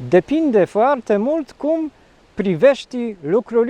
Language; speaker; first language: Romanian; non-native, learner; Polish